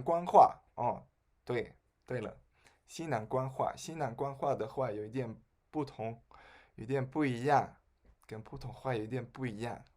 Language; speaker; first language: Chinese; non-native, fluent; Spanish